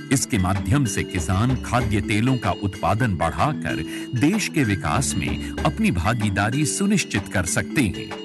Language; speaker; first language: Hindi; native; Hindi